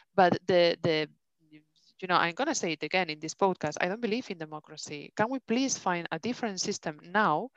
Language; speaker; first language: English; non-native, fluent; Spanish